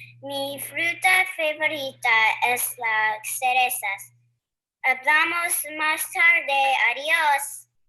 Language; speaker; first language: Spanish; non-native, learner; English